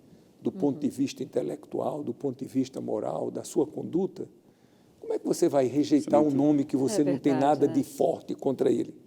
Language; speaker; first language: Portuguese; native; Portuguese